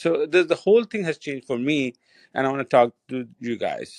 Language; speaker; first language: English; non-native, local second language; Hindi